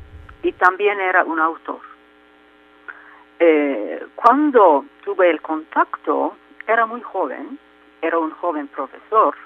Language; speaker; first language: Spanish; non-native, fluent; Turkish